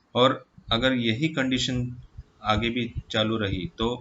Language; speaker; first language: Hindi; non-native, local second language; Marathi